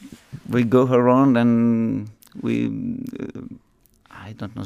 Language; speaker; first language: English; non-native, learner; French